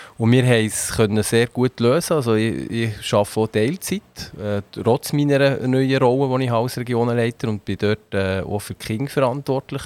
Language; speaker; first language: German; native; German